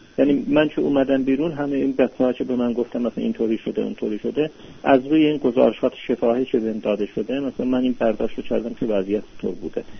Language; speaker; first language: Persian; non-native, local second language; Azerbaijani